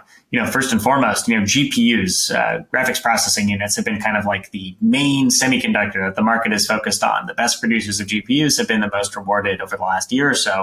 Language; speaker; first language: English; native; English